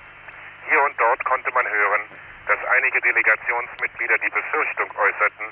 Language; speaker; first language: German; native; German